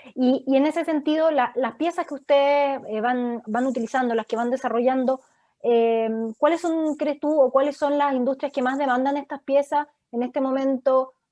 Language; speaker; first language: Spanish; native; Spanish